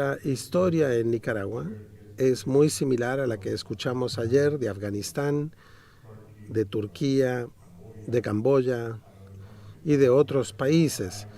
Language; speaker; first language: Spanish; native; Spanish